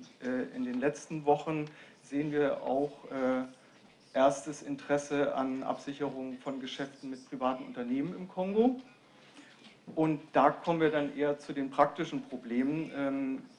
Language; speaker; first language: German; native; German